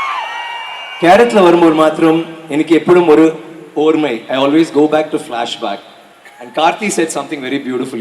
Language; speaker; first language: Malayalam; non-native, learner; Tamil